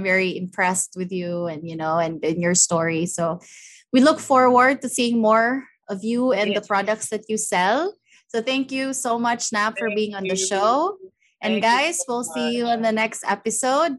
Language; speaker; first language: English; non-native, local second language; Cebuano